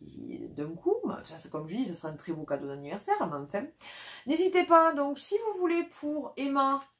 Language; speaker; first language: French; native; French